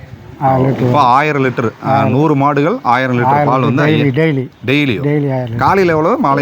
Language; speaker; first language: Tamil; native; Tamil